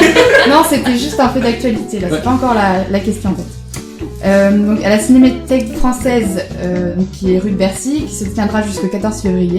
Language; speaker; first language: French; native; French